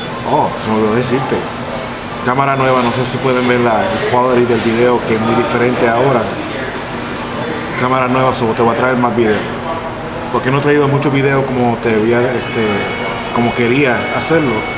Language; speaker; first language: Spanish; early bilingual, heritage; Spanish